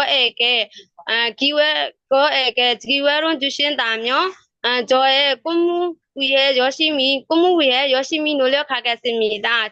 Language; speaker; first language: Korean; non-native, learner; Burmese